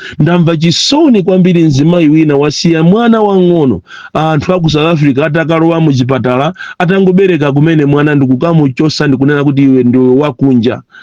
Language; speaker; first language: Nyanja; non-native, local second language; Tumbuka